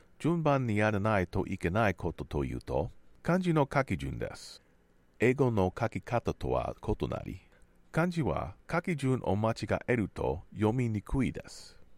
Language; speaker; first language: Japanese; non-native, learner; English